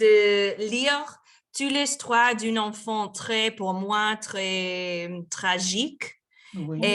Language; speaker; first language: French; non-native, learner; Spanish